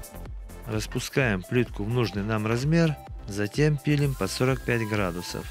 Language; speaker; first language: Russian; native; Russian